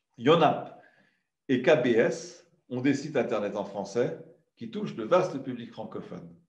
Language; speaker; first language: French; native; French